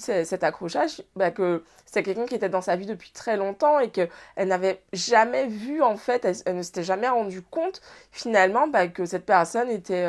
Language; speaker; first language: French; native; French